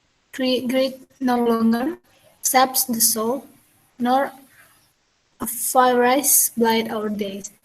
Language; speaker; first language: English; non-native, learner; Indonesian